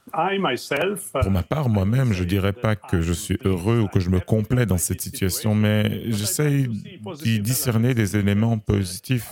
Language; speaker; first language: French; non-native, fluent; Slovenian